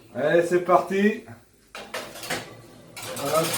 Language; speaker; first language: French; native; French